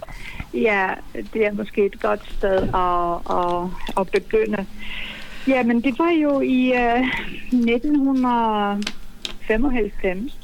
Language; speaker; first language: Danish; non-native, fluent; Polish